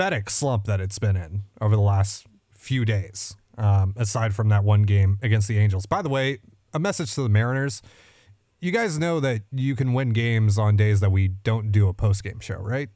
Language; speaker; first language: English; native; English